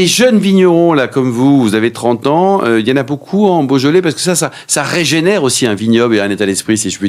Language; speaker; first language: French; native; French